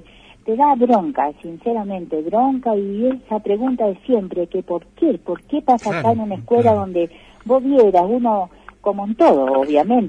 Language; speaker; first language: Spanish; native; Spanish